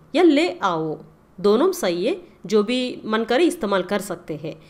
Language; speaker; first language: Hindi; non-native, local second language; Telugu